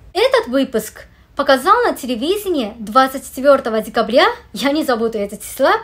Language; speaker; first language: Russian; non-native, fluent; Japanese